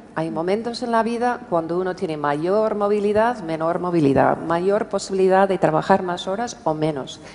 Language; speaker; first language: Spanish; non-native, fluent; English